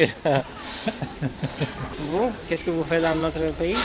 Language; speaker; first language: French; non-native, learner; Romanian